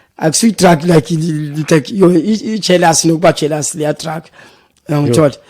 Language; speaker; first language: Zulu; native; Zulu